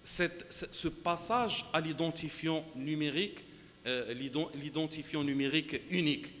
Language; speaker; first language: French; non-native, local second language; Arabic